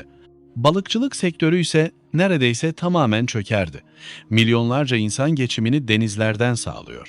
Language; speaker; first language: Turkish; native; Turkish